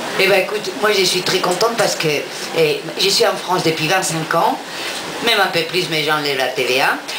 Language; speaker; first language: French; non-native, fluent; Spanish